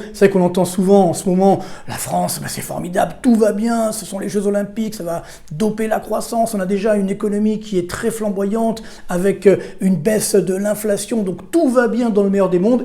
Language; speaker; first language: French; native; French